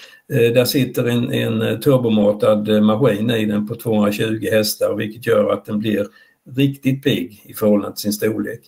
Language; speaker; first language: Swedish; native; Swedish